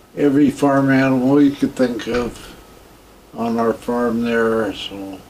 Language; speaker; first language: English; native; English